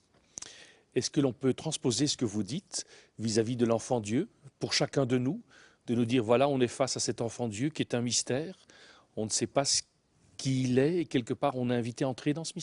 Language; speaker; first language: French; native; French